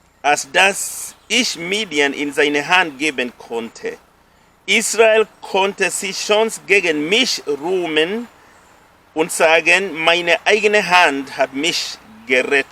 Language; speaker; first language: German; non-native, fluent; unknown